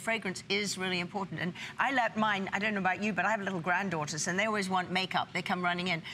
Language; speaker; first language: English; native; English